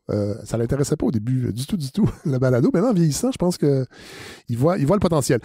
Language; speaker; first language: French; native; French